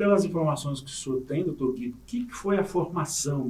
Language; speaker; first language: Portuguese; native; Portuguese